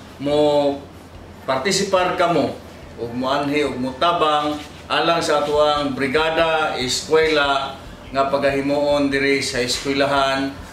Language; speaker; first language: Cebuano; native; Cebuano